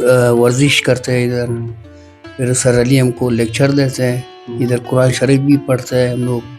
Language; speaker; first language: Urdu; non-native, local second language; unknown